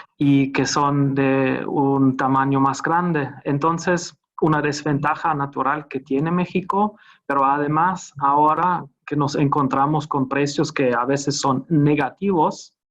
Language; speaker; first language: Spanish; non-native, fluent; German